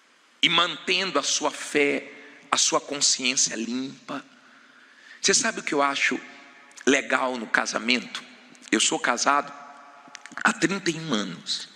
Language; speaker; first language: Portuguese; native; Portuguese